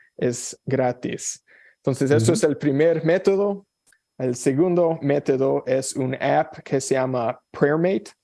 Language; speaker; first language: Spanish; non-native, fluent; English